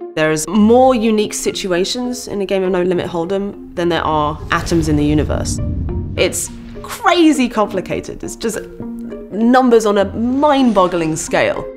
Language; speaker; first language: English; native; English